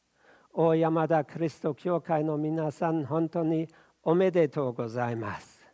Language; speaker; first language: Japanese; non-native, fluent; German